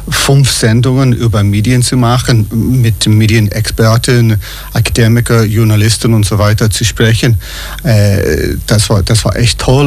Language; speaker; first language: German; non-native, fluent; English